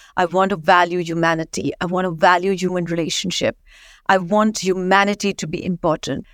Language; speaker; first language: English; non-native, local second language; Marathi